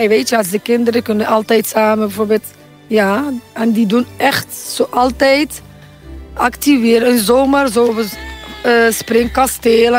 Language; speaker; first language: Dutch; non-native, learner; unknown